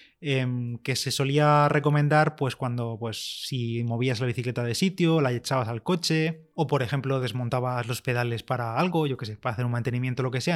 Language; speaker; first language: Spanish; native; Spanish